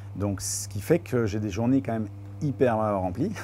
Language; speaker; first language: French; native; French